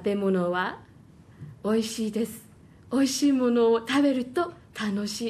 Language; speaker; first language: Japanese; non-native, fluent; Chinese